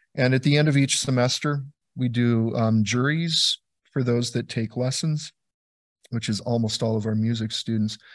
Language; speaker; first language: English; native; English